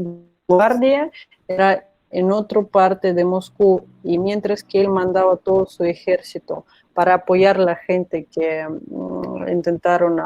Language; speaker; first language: Spanish; non-native, fluent; Russian